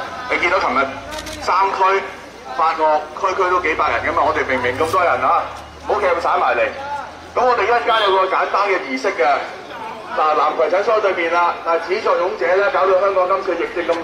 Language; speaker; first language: Chinese; native; Chinese